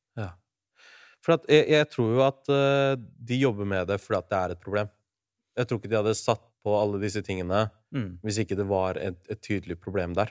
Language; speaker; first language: Norwegian; early bilingual, other home language; Urdu